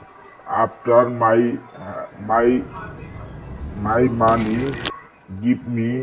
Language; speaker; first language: English; non-native, learner; Bangla